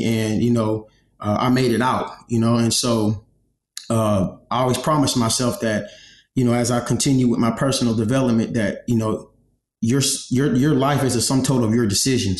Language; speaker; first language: English; native; English